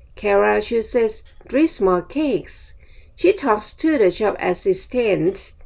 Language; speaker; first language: English; non-native, fluent; Thai